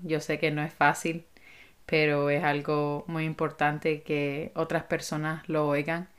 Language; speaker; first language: Spanish; early bilingual, heritage; Spanish